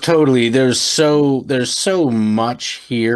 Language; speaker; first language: English; native; English